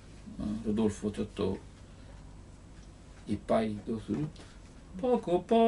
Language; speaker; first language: Japanese; non-native, learner; Italian